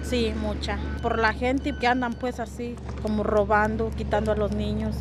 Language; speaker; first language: Spanish; native; Spanish